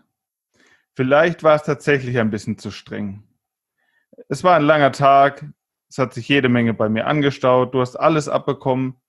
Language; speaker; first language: German; native; German